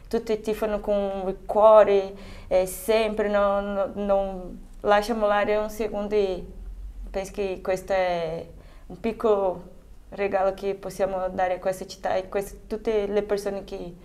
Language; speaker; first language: Italian; non-native, fluent; Portuguese